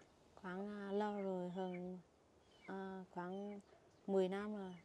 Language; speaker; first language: Vietnamese; non-native, local second language; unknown